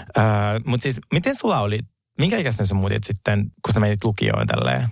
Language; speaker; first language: Finnish; early bilingual, other home language; Russian